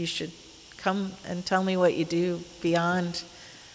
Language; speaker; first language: English; native; English